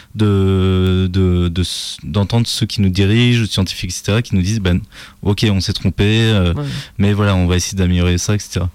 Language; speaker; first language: French; native; French